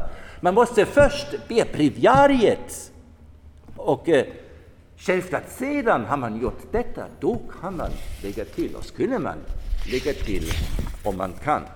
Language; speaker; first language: Swedish; non-native, fluent; German